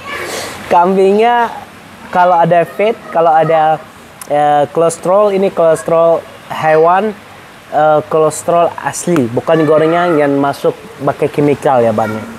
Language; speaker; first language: Indonesian; non-native, learner; Arabic